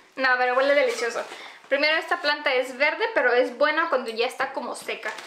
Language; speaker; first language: Spanish; non-native, fluent; Romanian